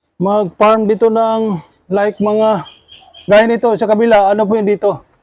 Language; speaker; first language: Filipino; non-native, local second language; Cebuano